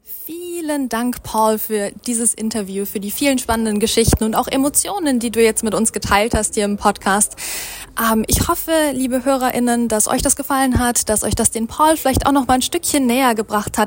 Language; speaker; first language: German; native; German